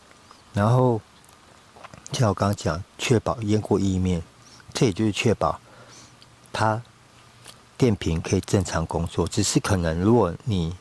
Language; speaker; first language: Chinese; native; Chinese